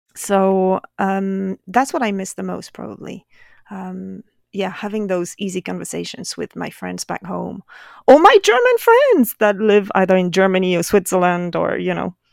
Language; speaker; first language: English; non-native, fluent; French